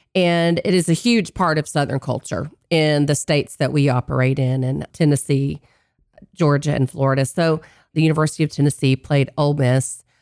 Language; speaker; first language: English; native; English